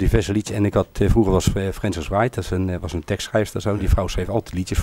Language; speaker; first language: Dutch; native; Dutch